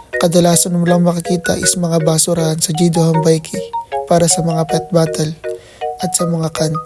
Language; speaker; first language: Filipino; native; Filipino